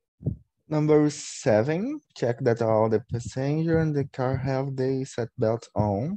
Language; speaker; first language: English; non-native, learner; Portuguese